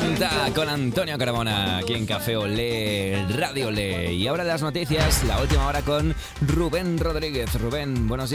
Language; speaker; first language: Spanish; native; Spanish